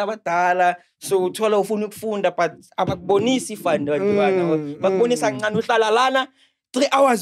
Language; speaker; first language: English; non-native, local second language; Zulu